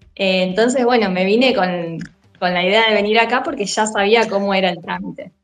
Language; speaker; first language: Spanish; native; Spanish